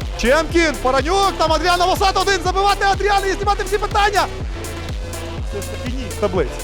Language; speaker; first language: Ukrainian; native; Ukrainian